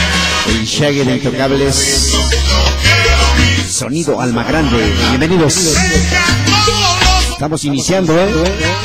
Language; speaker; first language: Spanish; native; Spanish